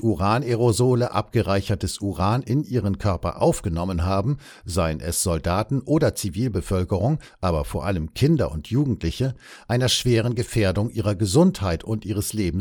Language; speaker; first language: German; native; German